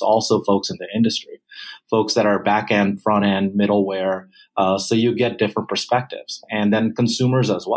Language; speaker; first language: English; non-native, local second language; Punjabi